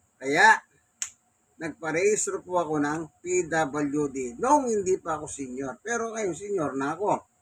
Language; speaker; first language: Filipino; non-native, local second language; Pampanga